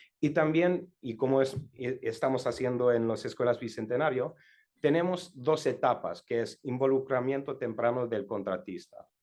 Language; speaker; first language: Spanish; non-native, learner; English